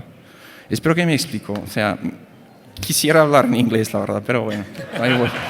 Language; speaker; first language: Spanish; non-native, fluent; English